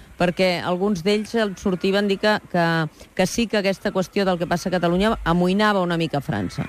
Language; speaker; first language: Catalan; native; Catalan